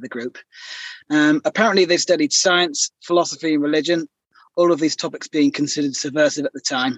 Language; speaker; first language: English; native; English